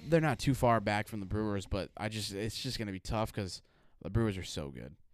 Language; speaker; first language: English; native; English